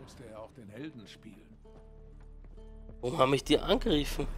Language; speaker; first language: German; native; German